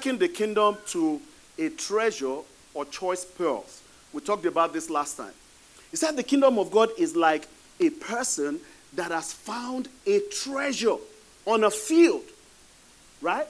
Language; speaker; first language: English; non-native, local second language; Yoruba